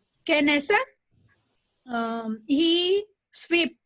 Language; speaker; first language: Arabic; non-native, learner; Urdu